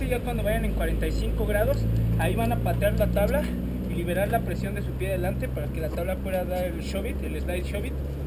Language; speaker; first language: Spanish; native; Spanish